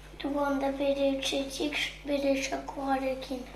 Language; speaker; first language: Basque; non-native, local second language; French